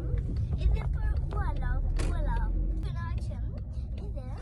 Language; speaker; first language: Albanian; early bilingual, heritage; Albanian